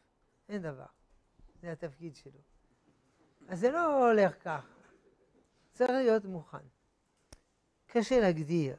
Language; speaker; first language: Hebrew; non-native, fluent; French